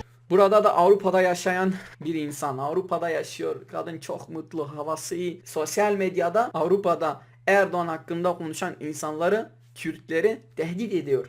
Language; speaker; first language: Turkish; non-native, local second language; Kurdish